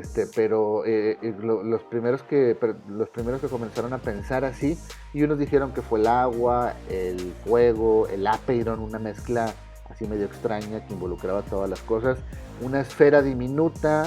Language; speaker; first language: Spanish; native; Spanish